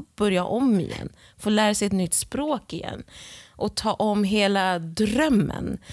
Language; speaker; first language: Swedish; early bilingual, other home language; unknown